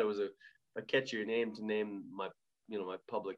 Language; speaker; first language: English; native; English